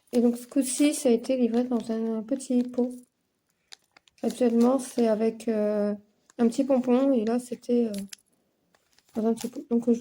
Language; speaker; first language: French; native; French